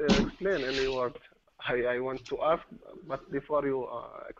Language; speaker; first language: English; non-native, learner; Arabic